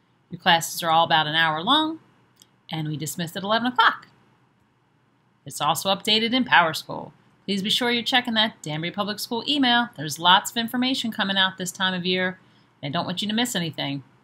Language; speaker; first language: English; native; English